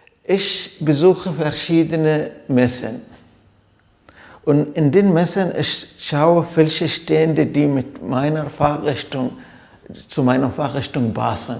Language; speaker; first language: German; non-native, fluent; Arabic